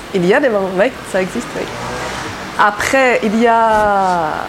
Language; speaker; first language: French; non-native, fluent; Czech